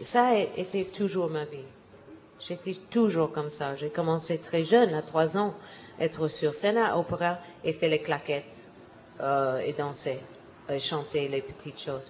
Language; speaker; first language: French; non-native, learner; English